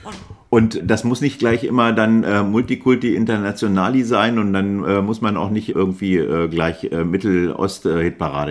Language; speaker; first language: German; native; German